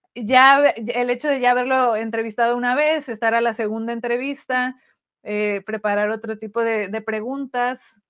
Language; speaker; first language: Spanish; native; Spanish